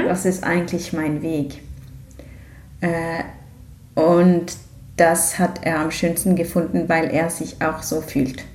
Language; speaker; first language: German; non-native, learner; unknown